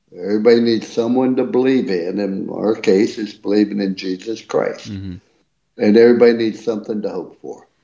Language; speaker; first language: English; native; English